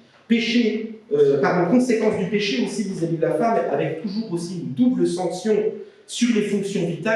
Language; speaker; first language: French; native; French